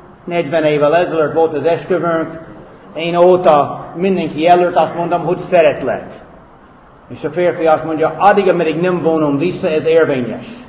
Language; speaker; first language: Hungarian; non-native, fluent; English